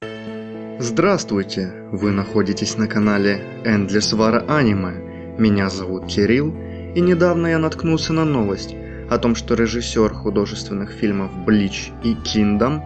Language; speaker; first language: Russian; native; Russian